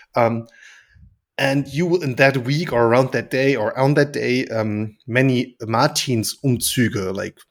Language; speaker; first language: English; non-native, fluent; German